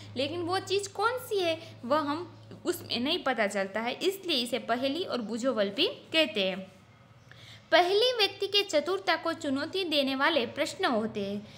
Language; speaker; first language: Hindi; non-native, local second language; Gujarati